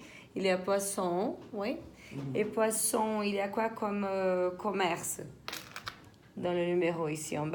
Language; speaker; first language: French; non-native, fluent; Portuguese